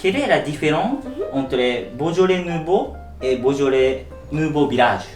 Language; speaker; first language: French; non-native, learner; Japanese